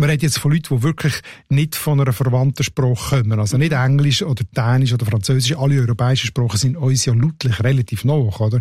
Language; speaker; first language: German; native; German